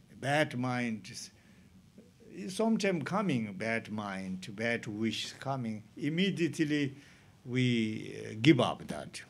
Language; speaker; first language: English; non-native, learner; Tibetan